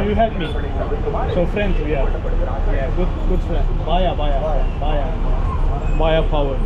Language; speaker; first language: English; non-native, learner; Turkish